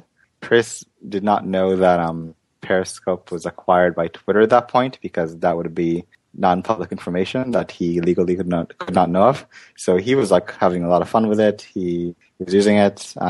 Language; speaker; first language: English; native; English